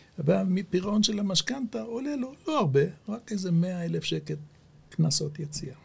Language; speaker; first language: Hebrew; native; Hebrew